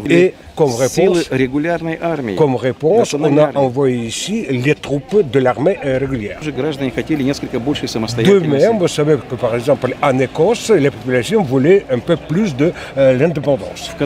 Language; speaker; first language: French; non-native, fluent; Russian